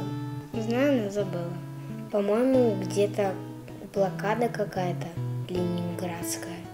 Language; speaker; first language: Russian; native; Russian